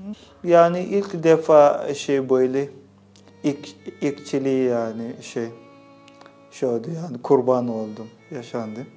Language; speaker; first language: Turkish; non-native, fluent; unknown